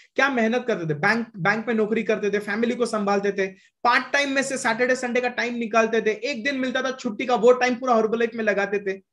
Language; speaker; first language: Hindi; non-native, local second language; Marathi